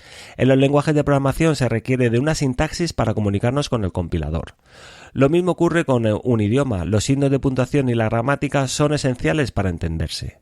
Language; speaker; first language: Spanish; native; Spanish